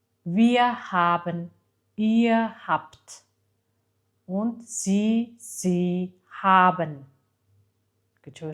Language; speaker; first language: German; non-native, fluent; Mongolian